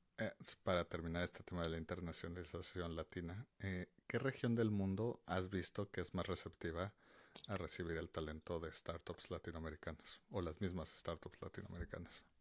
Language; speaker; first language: Spanish; native; Spanish